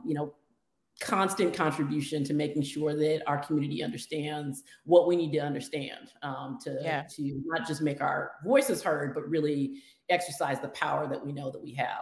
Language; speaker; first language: English; native; English